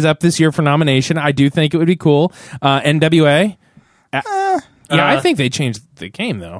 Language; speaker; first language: English; native; English